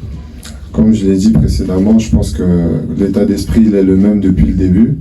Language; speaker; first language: French; native; French